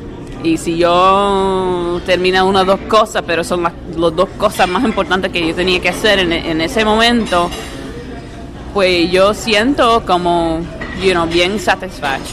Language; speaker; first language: Spanish; early bilingual, heritage; English